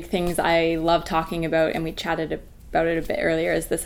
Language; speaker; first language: English; native; English